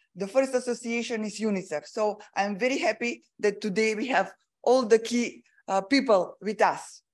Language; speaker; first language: English; non-native, fluent; Macedonian